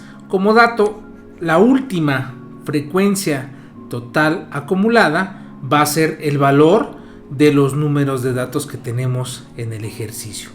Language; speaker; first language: Spanish; native; Spanish